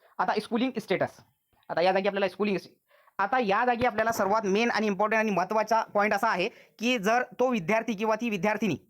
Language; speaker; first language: Marathi; non-native, local second language; Urdu